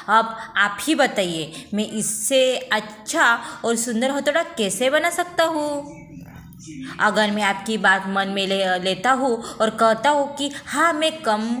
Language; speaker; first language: Hindi; non-native, local second language; Marathi